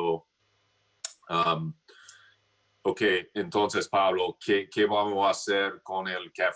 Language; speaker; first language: Spanish; non-native, learner; English